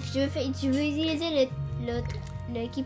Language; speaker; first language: French; early bilingual, heritage; French